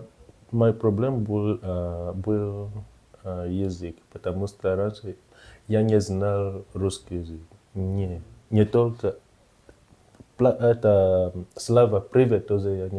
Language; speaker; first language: Russian; non-native, learner; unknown